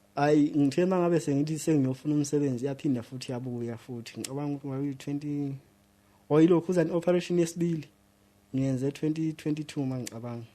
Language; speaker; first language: Zulu; native; Zulu